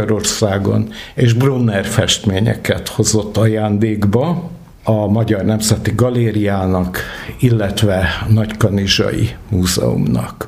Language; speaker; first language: Hungarian; native; Hungarian